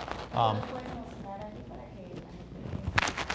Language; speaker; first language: Spanish; native; Spanish